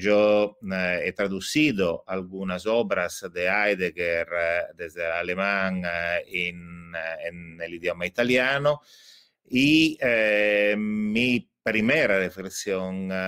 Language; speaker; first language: Spanish; non-native, fluent; Italian